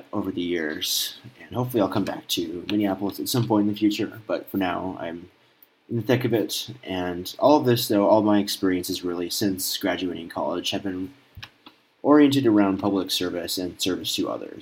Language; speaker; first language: English; native; English